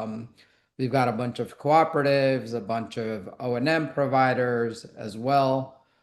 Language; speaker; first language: English; native; English